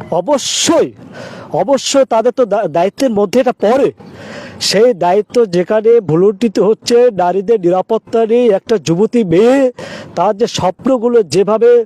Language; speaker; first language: Bangla; native; Bangla